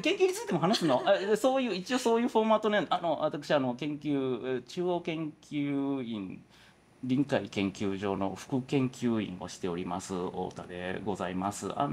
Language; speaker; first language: Japanese; native; Japanese